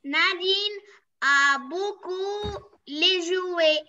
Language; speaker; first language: French; non-native, learner; Arabic